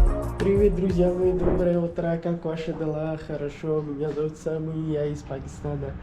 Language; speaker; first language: Russian; non-native, learner; Kyrgyz